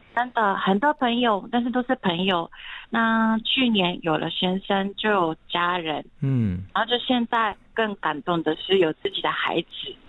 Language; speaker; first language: Chinese; non-native, fluent; Japanese